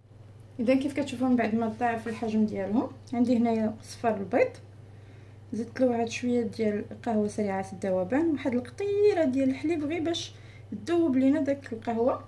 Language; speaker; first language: Arabic; native; Arabic